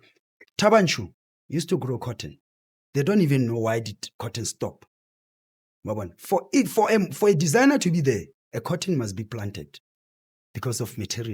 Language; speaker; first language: English; non-native, local second language; Southern Sotho